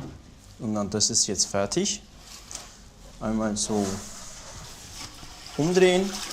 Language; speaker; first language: German; non-native, learner; Turkish